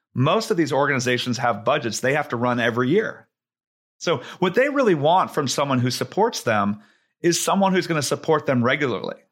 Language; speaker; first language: English; native; English